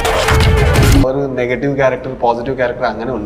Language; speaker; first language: Malayalam; non-native, fluent; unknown